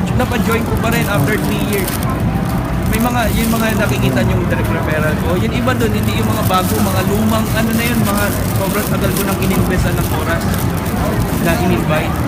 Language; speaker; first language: Filipino; non-native, local second language; Bikol